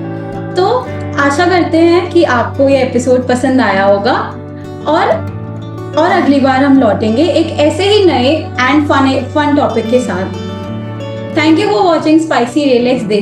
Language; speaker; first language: Hindi; native; Hindi